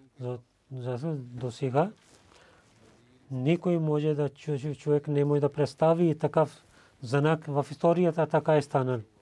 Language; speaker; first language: Bulgarian; non-native, learner; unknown